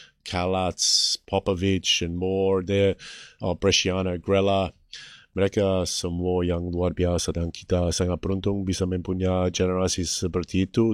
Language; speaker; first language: Indonesian; non-native, fluent; English